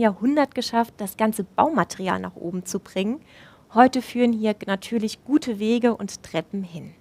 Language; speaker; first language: German; native; German